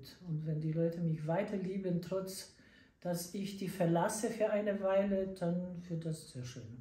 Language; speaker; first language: German; non-native, fluent; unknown